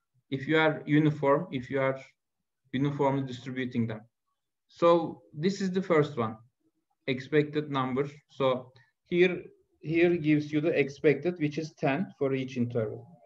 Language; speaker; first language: English; non-native, fluent; Turkish